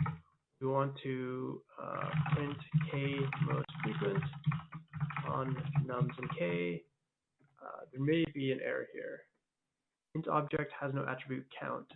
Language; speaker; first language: English; native; English